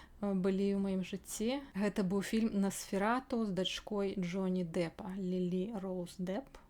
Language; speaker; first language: Belarusian; native; Belarusian